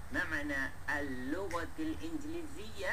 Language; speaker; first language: Arabic; non-native, fluent; Malay